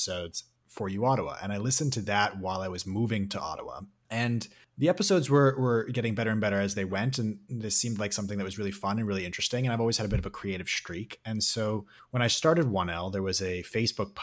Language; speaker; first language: English; native; English